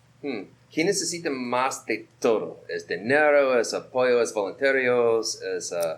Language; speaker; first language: Spanish; non-native, learner; English